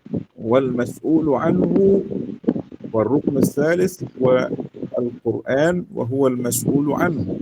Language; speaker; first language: Arabic; native; Arabic